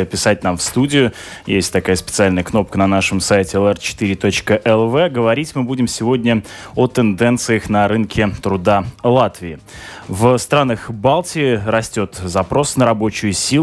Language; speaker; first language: Russian; native; Russian